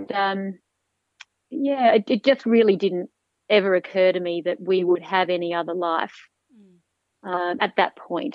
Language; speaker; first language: English; native; English